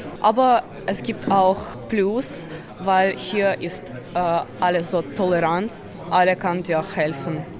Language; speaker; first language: German; non-native, learner; Ukrainian